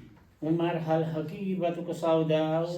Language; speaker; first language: Arabic; non-native, learner; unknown